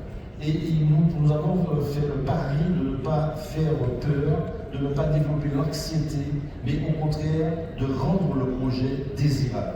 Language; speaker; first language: French; native; French